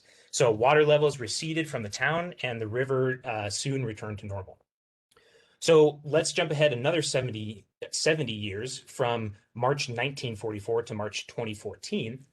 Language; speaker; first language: English; native; English